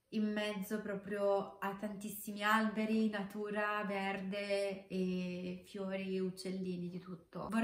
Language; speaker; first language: Italian; non-native, fluent; Romanian